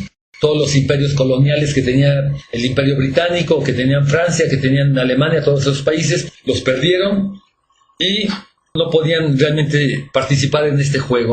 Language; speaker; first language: Spanish; native; Spanish